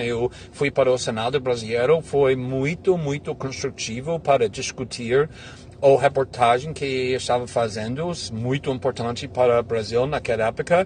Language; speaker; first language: Portuguese; non-native, fluent; English